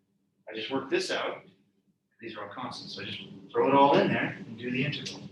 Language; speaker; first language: English; native; English